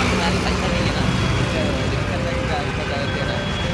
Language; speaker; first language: Hindi; non-native, local second language; Malayalam